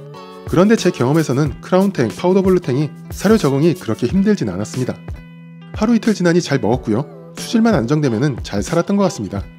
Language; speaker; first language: Korean; native; Korean